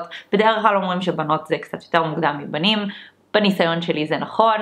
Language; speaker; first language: Hebrew; early bilingual, other home language; English